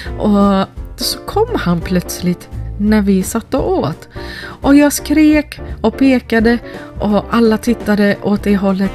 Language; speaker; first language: Swedish; early bilingual, other home language; Finnish